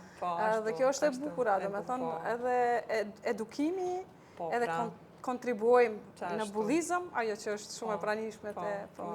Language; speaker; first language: Albanian; native; Albanian